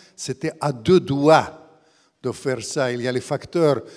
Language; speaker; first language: French; non-native, fluent; Ukrainian